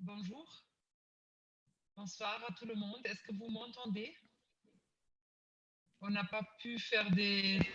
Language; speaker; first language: French; non-native, fluent; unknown